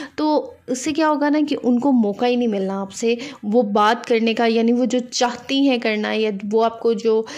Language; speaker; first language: Urdu; native; Urdu